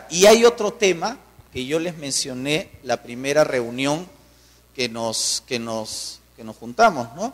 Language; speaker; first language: Spanish; native; Spanish